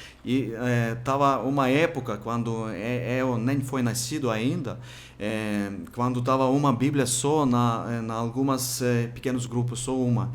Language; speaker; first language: Portuguese; non-native, fluent; Ukrainian